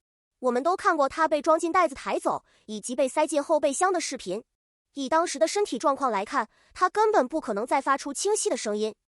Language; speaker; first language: Chinese; native; Chinese